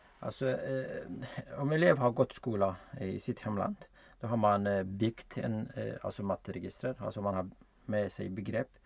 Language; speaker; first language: Swedish; non-native, fluent; Arabic